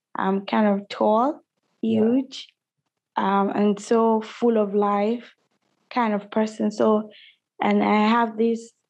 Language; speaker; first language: English; non-native, local second language; Yoruba